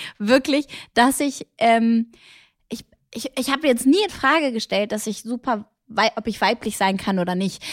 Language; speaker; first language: German; early bilingual, other home language; Greek